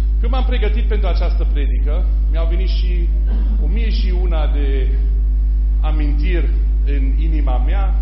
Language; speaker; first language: Romanian; non-native, fluent; German